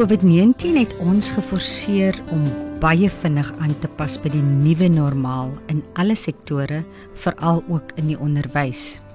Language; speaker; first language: Afrikaans; native; Afrikaans